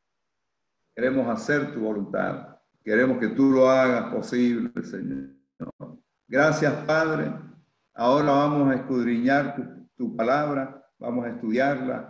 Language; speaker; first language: Spanish; native; Spanish